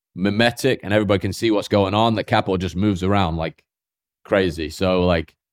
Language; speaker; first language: English; native; English